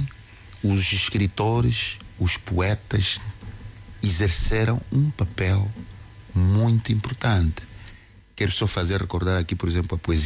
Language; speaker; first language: Portuguese; non-native, local second language; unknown